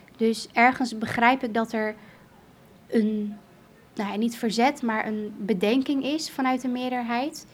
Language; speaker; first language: Dutch; early bilingual, other home language; Kurdish